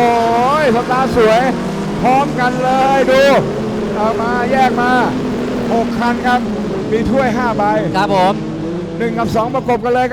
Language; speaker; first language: Thai; native; Thai